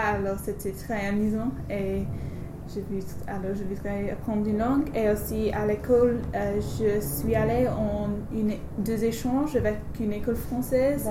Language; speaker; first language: French; non-native, learner; English